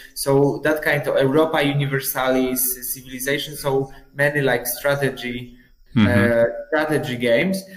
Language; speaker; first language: English; non-native, fluent; Polish